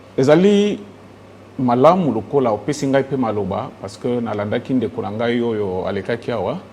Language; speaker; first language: Lingala; native; Lingala